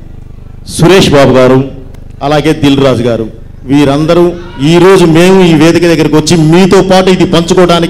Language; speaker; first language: Telugu; native; Telugu